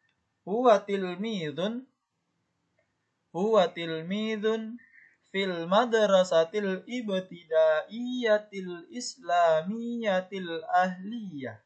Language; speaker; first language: Arabic; non-native, fluent; Indonesian